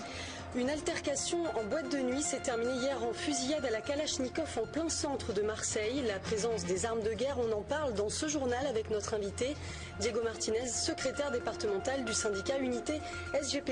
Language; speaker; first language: French; native; French